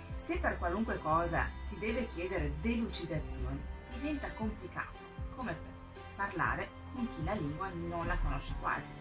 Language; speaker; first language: Italian; non-native, fluent; French